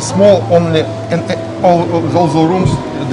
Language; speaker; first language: English; non-native, learner; Russian